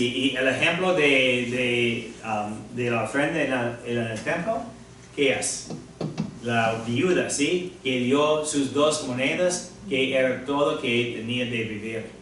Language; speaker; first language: Spanish; non-native, fluent; English